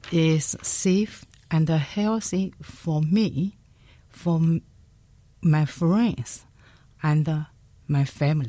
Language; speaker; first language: English; non-native, learner; Chinese